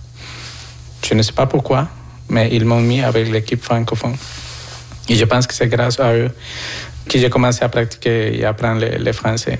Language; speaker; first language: French; non-native, fluent; Spanish